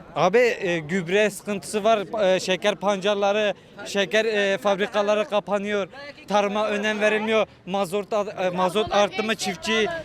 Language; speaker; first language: Turkish; native; Turkish